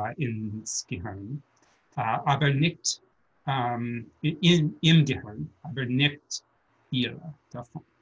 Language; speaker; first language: German; non-native, learner; English